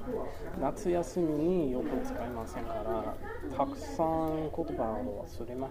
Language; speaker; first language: Japanese; non-native, learner; English